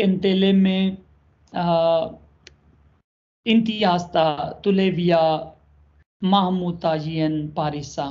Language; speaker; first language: Finnish; non-native, learner; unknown